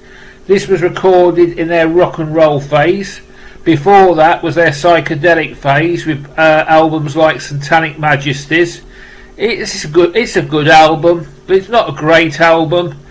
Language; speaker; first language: English; native; English